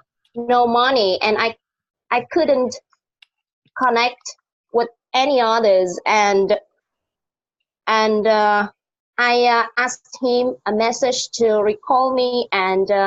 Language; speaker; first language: English; non-native, learner; Vietnamese